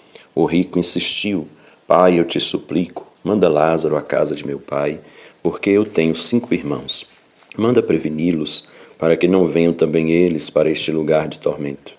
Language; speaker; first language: Portuguese; native; Portuguese